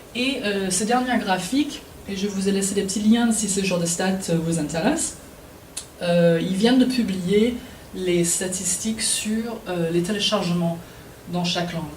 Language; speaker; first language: French; non-native, fluent; English